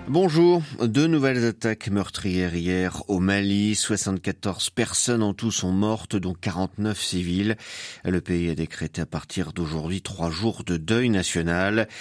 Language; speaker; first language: French; native; French